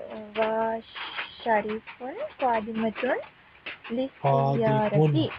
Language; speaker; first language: Arabic; non-native, learner; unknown